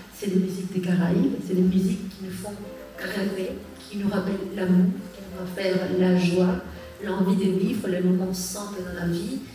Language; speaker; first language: French; early bilingual, other home language; Spanish